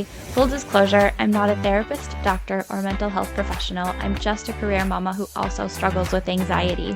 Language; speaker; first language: English; native; English